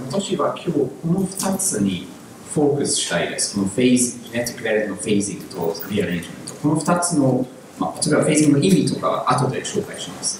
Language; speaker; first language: Japanese; non-native, learner; English